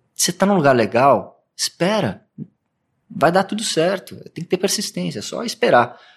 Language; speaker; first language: Portuguese; native; Portuguese